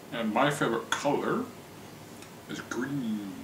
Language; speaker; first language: English; native; English